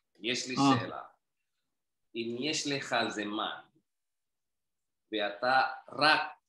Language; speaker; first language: Hebrew; non-native, learner; Indonesian